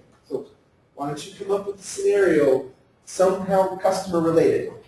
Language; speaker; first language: English; native; English